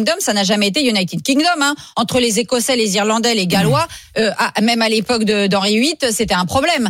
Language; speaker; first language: French; native; French